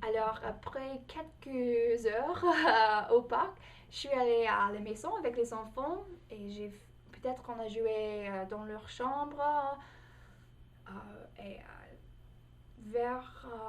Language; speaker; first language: French; non-native, fluent; English